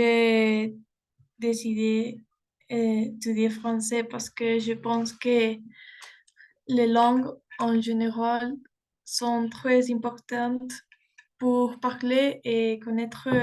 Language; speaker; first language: French; non-native, learner; Spanish